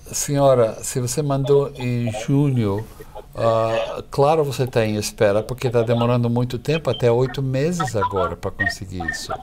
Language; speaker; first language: Portuguese; non-native, fluent; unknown